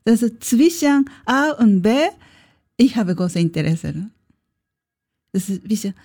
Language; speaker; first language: German; non-native, learner; Japanese